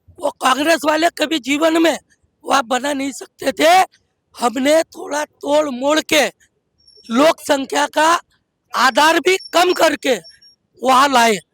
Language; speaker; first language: Hindi; non-native, local second language; Marathi